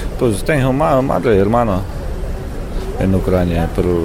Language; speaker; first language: Spanish; non-native, learner; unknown